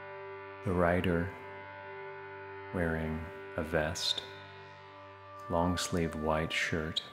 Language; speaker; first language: English; native; English